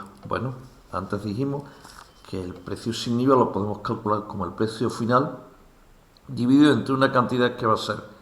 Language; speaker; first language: Spanish; native; Spanish